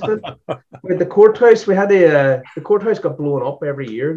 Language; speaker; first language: English; native; English